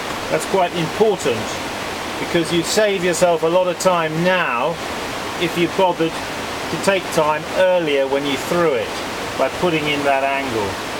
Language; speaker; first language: English; native; English